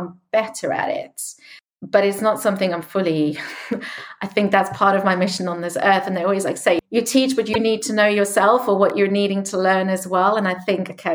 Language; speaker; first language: English; native; English